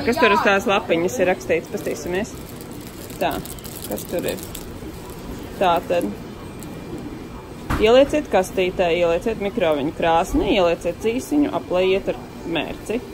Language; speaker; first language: Latvian; native; Latvian